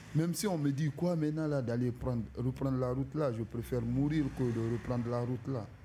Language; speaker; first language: French; non-native, local second language; Susu